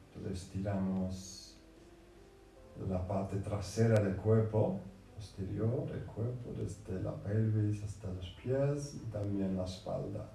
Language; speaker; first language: Spanish; non-native, fluent; English